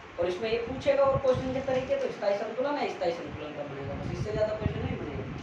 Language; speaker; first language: Hindi; native; Hindi